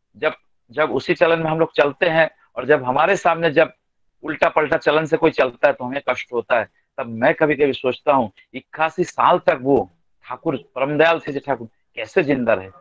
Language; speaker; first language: Hindi; non-native, local second language; Bangla